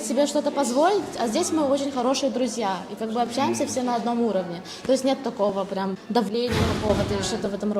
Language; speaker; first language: Russian; native; Russian